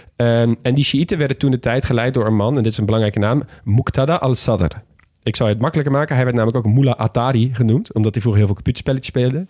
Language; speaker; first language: Dutch; native; Dutch